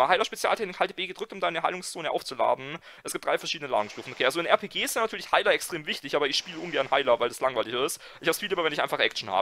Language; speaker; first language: German; native; German